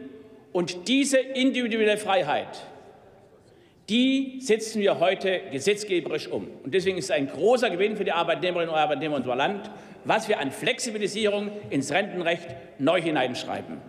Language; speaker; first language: German; native; German